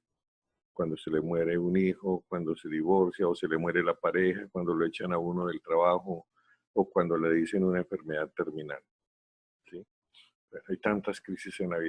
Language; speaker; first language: Spanish; native; Spanish